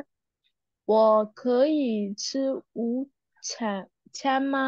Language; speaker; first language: Chinese; non-native, learner; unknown